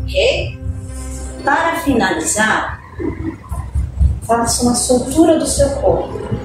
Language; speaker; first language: Portuguese; native; Portuguese